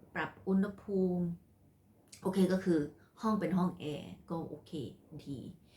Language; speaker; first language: Thai; non-native, local second language; Khmer